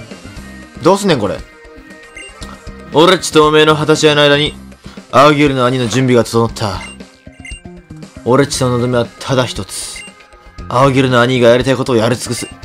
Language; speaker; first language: Japanese; native; Japanese